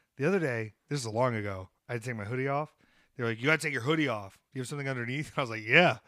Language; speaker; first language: English; native; English